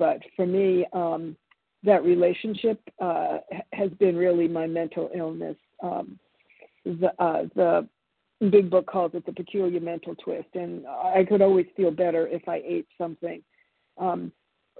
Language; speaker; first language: English; early bilingual, other home language; Italian